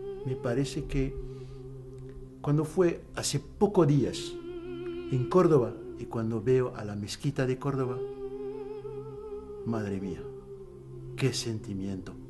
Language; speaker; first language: Spanish; non-native, fluent; Arabic